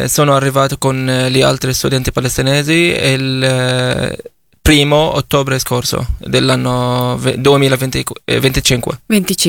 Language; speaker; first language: Italian; non-native, fluent; Arabic